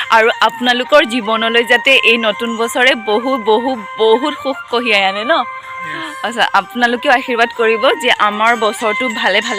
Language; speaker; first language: Assamese; non-native, local second language; Bodo